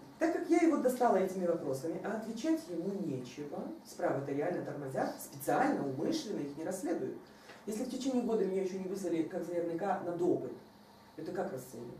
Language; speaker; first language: Russian; non-native, local second language; Ukrainian